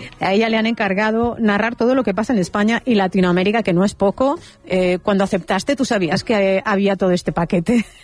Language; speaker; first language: Spanish; native; Spanish